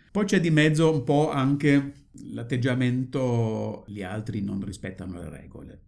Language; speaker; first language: Italian; non-native, fluent; German